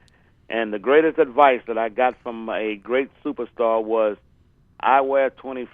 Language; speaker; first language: English; native; English